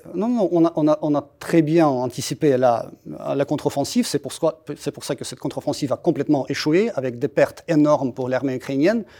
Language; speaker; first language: French; non-native, fluent; Russian